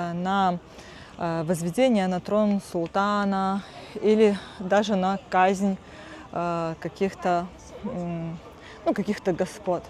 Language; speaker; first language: Russian; native; Russian